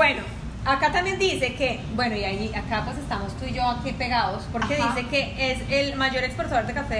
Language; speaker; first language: Spanish; native; Spanish